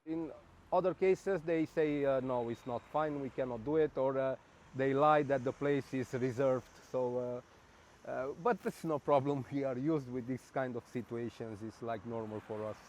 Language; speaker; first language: English; non-native, fluent; Romanian